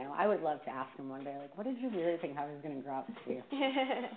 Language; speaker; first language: English; native; English